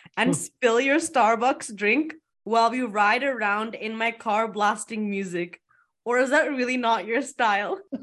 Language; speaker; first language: English; early bilingual, other home language; Punjabi